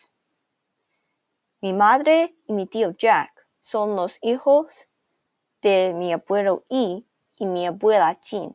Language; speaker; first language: Spanish; non-native, learner; English